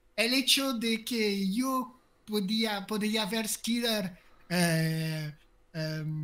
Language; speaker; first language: Spanish; non-native, fluent; French